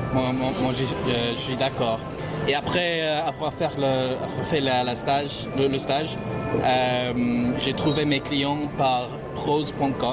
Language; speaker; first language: French; non-native, fluent; English